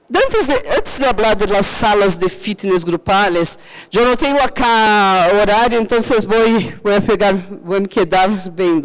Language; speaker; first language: Spanish; non-native, fluent; Portuguese